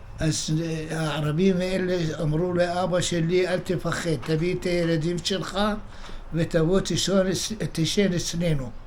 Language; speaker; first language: Hebrew; early bilingual, other home language; Arabic